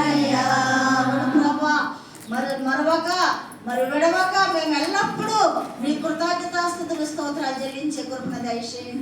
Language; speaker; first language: Telugu; native; Telugu